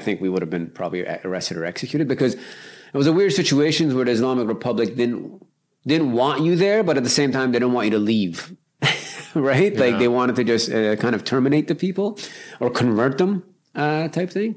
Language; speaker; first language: English; native; English